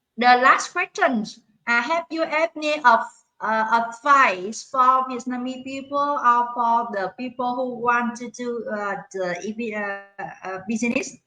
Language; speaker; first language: English; non-native, learner; Vietnamese